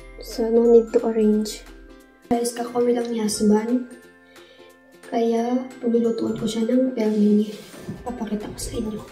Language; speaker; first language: Filipino; non-native, local second language; Waray